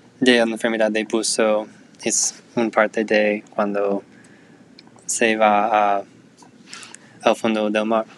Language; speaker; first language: Spanish; non-native, learner; English